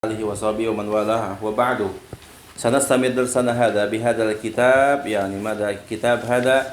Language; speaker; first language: Arabic; non-native, fluent; Indonesian